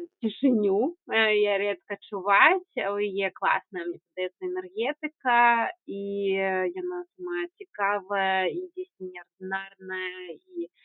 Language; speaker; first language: Belarusian; non-native, local second language; Russian